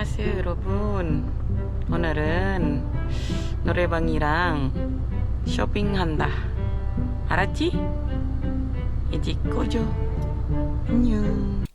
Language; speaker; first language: Korean; non-native, learner; Indonesian